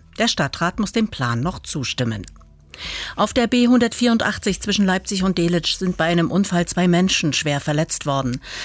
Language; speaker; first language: German; native; German